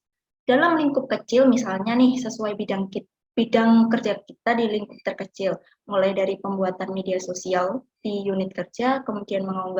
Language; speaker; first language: Indonesian; native; Indonesian